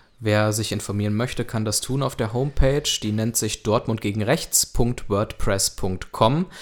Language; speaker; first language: German; native; German